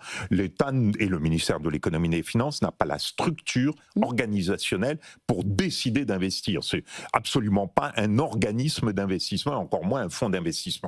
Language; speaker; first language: French; native; French